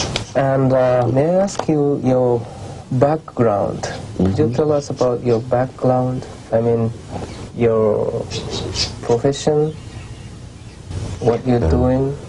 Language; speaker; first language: English; non-native, learner; Japanese